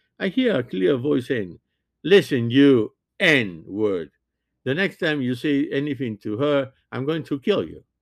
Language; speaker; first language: English; non-native, fluent; French